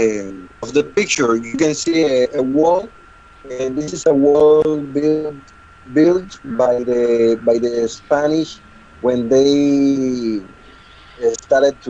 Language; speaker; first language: English; non-native, learner; Spanish